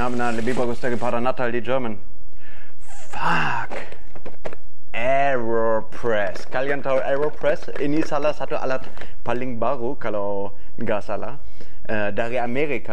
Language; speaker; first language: Indonesian; non-native, fluent; German